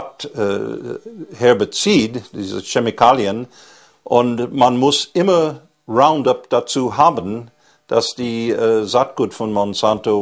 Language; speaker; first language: German; non-native, fluent; English